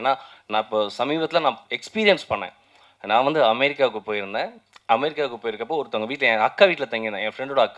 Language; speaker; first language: Tamil; native; Tamil